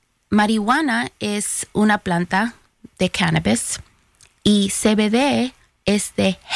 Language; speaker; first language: Spanish; early bilingual, heritage; Spanish